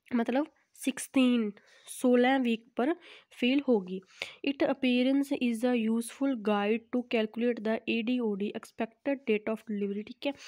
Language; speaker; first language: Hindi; non-native, local second language; Punjabi